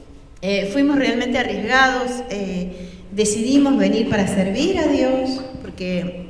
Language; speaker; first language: Spanish; native; Spanish